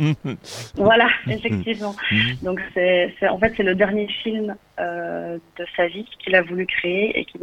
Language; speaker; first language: French; native; French